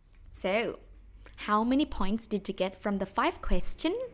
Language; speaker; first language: English; non-native, fluent; Thai